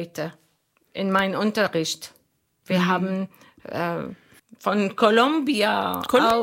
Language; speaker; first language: German; non-native, learner; Arabic